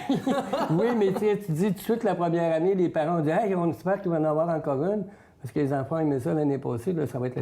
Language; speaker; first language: French; native; French